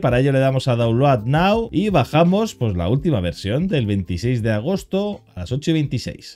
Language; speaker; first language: Spanish; native; Spanish